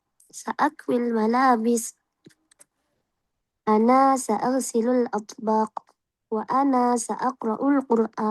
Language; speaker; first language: Arabic; non-native, learner; Indonesian